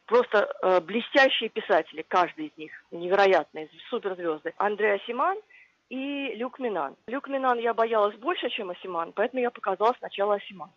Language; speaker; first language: Russian; native; Russian